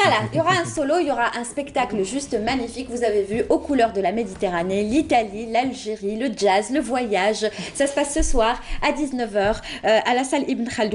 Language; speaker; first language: French; native; French